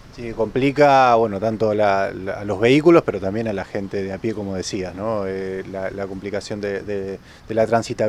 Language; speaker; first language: Spanish; native; Spanish